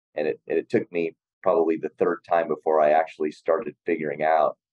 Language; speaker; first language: English; native; English